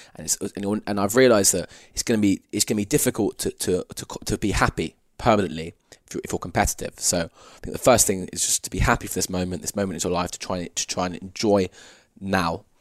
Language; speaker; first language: English; native; English